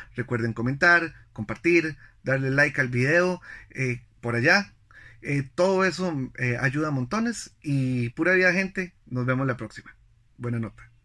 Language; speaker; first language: Spanish; native; Spanish